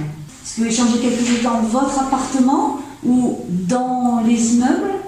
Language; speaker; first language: French; native; French